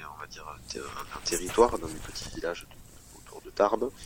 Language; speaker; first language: French; native; French